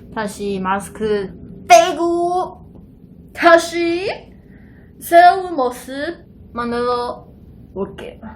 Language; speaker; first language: Korean; non-native, learner; Chinese